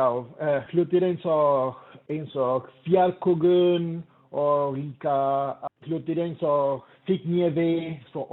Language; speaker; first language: Icelandic; non-native, learner; Spanish